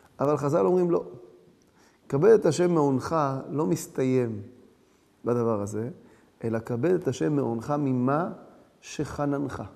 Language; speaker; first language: Hebrew; early bilingual, other home language; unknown